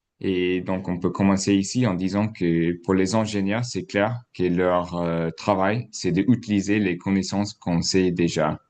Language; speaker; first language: French; non-native, fluent; English